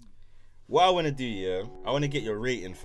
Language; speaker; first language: English; native; English